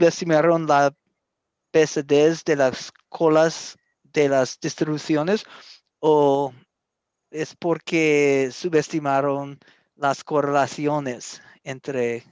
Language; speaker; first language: Spanish; non-native, learner; English